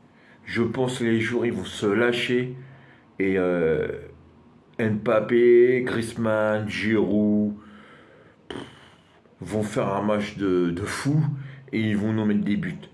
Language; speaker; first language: French; non-native, fluent; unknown